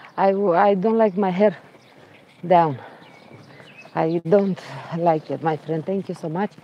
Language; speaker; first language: English; non-native, learner; Romanian